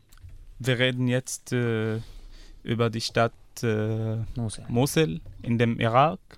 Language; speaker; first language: German; non-native, fluent; Arabic